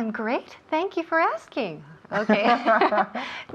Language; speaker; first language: English; non-native, fluent; Spanish